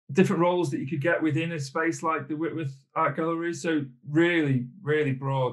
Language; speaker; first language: English; native; English